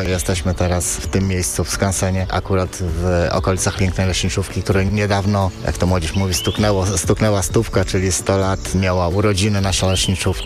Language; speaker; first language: Polish; native; Polish